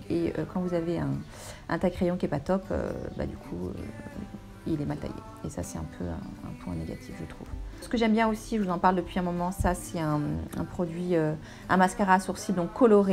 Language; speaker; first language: French; native; French